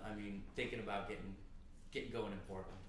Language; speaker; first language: English; native; English